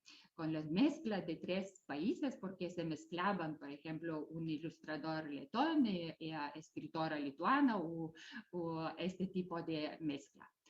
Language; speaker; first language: Spanish; non-native, fluent; Lithuanian